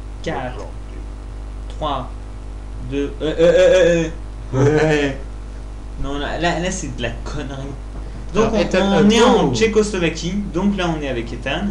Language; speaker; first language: French; native; French